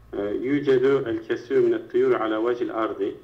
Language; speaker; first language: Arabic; non-native, learner; Turkish